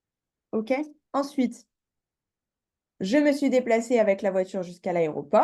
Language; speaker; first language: French; native; French